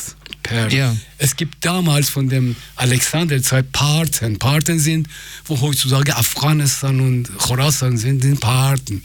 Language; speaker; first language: German; non-native, fluent; Persian